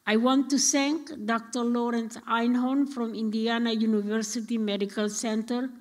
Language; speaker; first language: English; non-native, fluent; Romanian